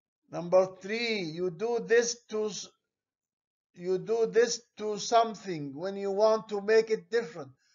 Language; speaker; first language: English; non-native, fluent; Arabic